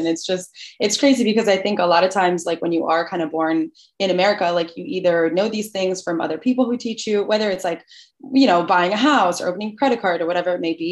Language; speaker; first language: English; early bilingual, other home language; Albanian